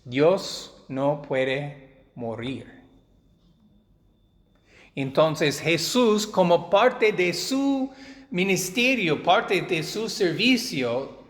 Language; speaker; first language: Spanish; non-native, fluent; English